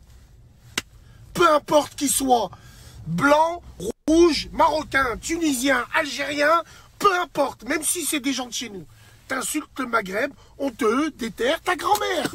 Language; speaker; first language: French; native; French